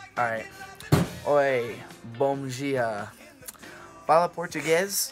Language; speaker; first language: Portuguese; non-native, learner; English